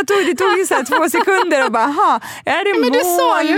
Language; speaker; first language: Swedish; native; Swedish